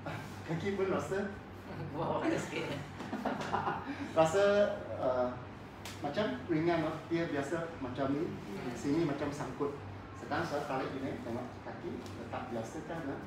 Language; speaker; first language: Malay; non-native, local second language; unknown